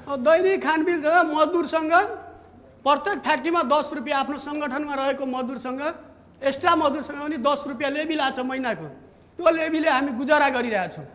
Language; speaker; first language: Nepali; non-native, local second language; Maithili